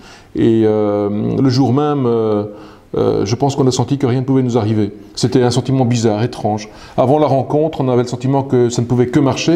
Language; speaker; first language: French; native; French